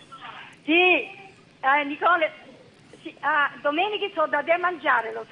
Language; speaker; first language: Italian; native; Italian